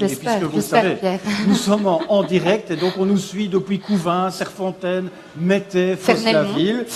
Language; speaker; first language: French; native; French